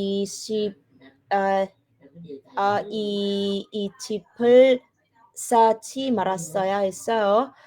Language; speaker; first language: Korean; non-native, learner; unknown